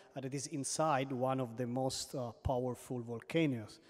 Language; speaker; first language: English; non-native, fluent; Italian